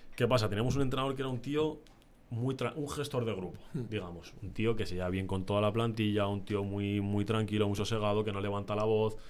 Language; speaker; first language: Spanish; native; Spanish